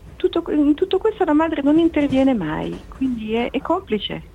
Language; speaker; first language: Italian; native; Italian